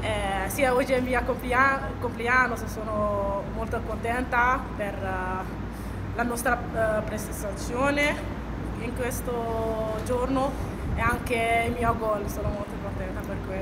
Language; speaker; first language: Italian; non-native, learner; Dutch